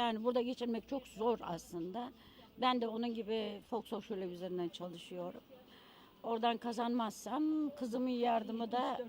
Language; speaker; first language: Turkish; early bilingual, other home language; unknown